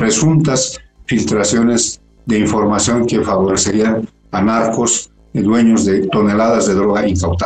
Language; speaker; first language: Spanish; native; Spanish